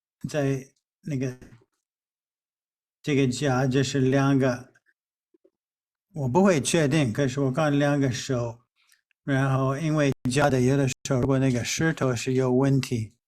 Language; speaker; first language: Chinese; non-native, fluent; English